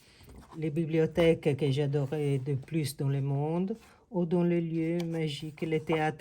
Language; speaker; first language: French; non-native, fluent; Italian